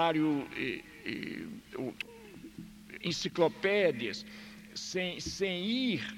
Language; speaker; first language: Spanish; non-native, fluent; Portuguese